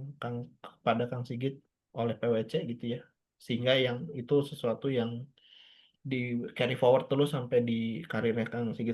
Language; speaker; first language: Indonesian; native; Indonesian